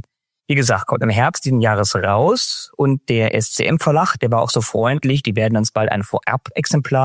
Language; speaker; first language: German; native; German